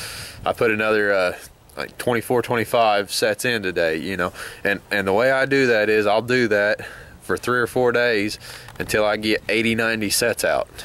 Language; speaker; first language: English; native; English